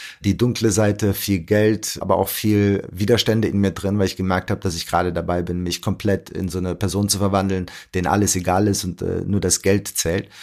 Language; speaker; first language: German; early bilingual, other home language; Arabic